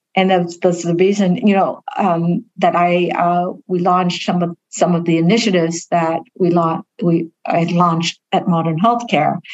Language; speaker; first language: English; early bilingual, other home language; Vietnamese